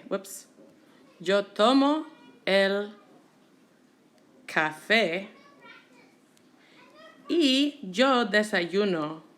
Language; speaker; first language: Spanish; non-native, fluent; English